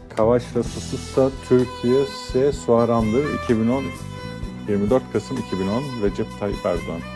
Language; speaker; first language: Turkish; native; Turkish